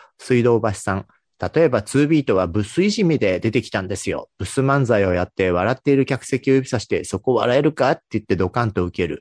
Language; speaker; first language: Japanese; native; Japanese